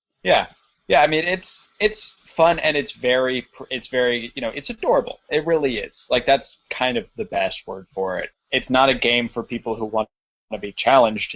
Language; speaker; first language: English; native; English